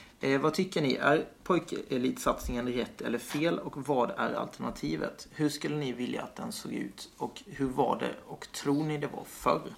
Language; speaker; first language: Swedish; native; Swedish